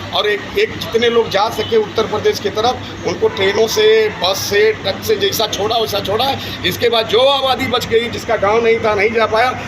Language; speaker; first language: Hindi; native; Hindi